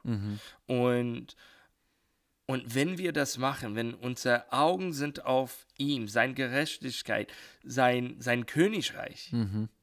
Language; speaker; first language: German; non-native, learner; English